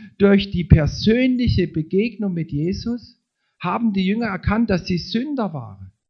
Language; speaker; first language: German; native; German